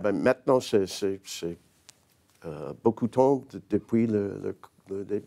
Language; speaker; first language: French; non-native, learner; English